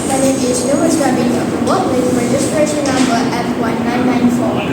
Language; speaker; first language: English; non-native, learner; Malay